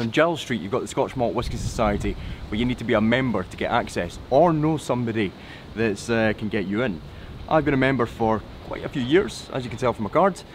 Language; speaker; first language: English; native; English